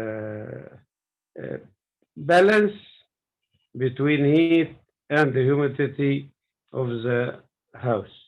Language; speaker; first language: English; non-native, learner; Arabic